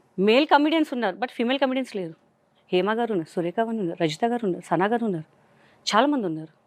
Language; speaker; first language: Telugu; non-native, local second language; Hindi